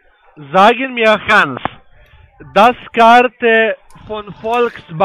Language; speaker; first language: German; non-native, learner; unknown